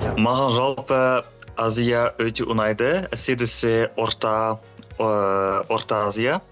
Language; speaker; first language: Kazakh; non-native, learner; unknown